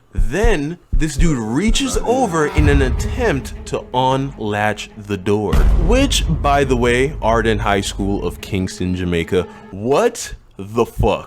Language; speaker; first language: English; native; English